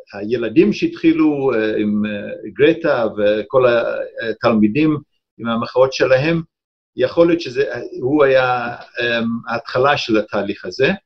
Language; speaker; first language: Hebrew; non-native, fluent; English